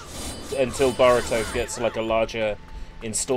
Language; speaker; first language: English; native; English